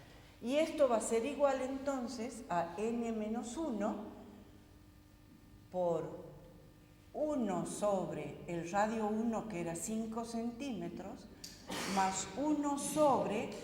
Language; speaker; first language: Spanish; native; Spanish